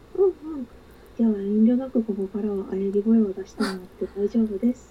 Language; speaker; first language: Japanese; native; Japanese